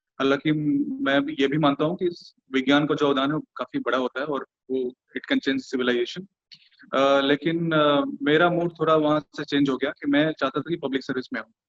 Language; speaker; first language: Hindi; non-native, local second language; Bhojpuri